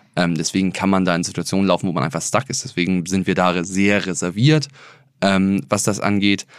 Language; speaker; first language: German; native; German